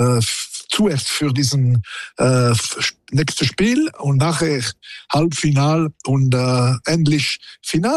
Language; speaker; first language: German; non-native, local second language; French